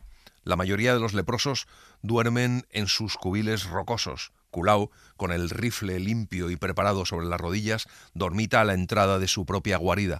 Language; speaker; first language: Spanish; native; Spanish